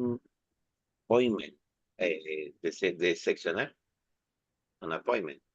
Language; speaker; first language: English; non-native, learner; Spanish